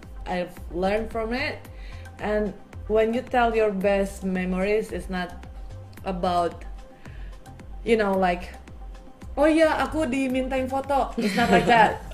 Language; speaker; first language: English; non-native, fluent; Indonesian